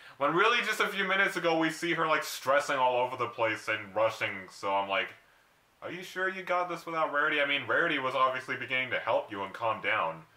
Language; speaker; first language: English; native; English